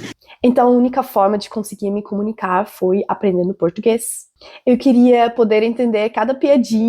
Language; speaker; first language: Portuguese; non-native, fluent; German